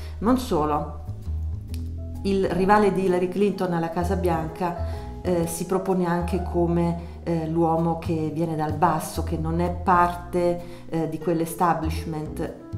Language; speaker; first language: Italian; native; Italian